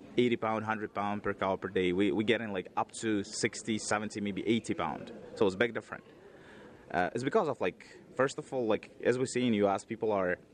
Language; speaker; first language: English; non-native, fluent; Uzbek